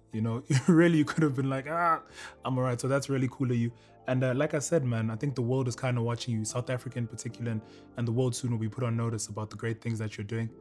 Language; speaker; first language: English; native; English